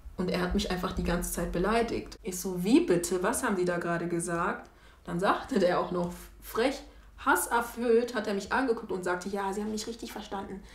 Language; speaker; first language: German; early bilingual, other home language; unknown